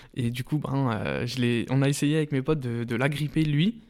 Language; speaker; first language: French; native; French